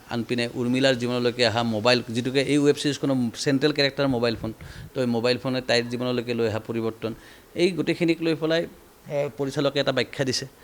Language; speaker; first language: Assamese; native; Assamese